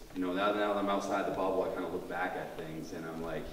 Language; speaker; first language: English; native; English